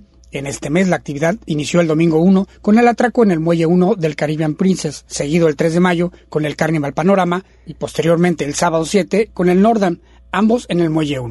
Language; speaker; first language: Spanish; native; Spanish